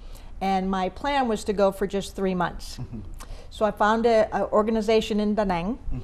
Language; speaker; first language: English; native; English